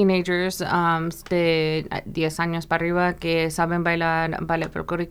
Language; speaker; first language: Spanish; early bilingual, other home language; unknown